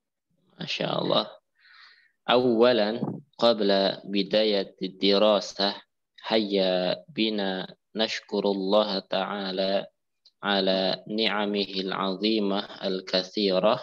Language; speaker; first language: Arabic; non-native, fluent; Indonesian